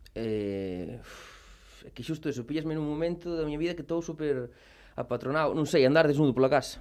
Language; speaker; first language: Galician; non-native, local second language; Spanish